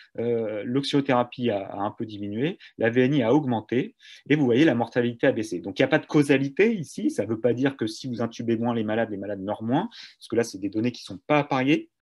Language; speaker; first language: French; native; French